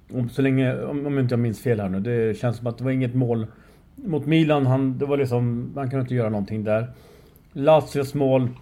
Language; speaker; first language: Swedish; early bilingual, other home language; Persian